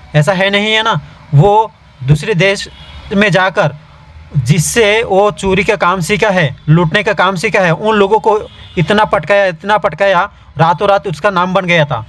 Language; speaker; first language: Hindi; non-native, local second language; Bangla